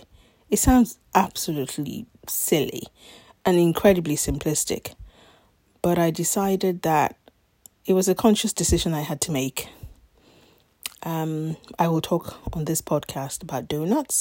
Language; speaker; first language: English; non-native, local second language; Yoruba